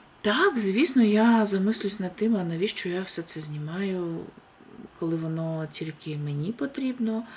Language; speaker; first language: Ukrainian; non-native, local second language; Russian